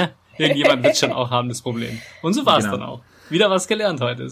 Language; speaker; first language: German; native; German